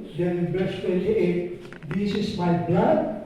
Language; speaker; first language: English; non-native, local second language; Filipino